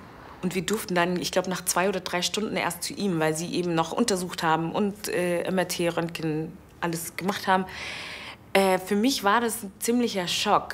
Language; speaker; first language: German; early bilingual, other home language; Wolof